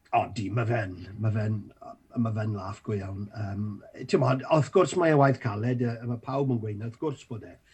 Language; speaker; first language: Welsh; native; Welsh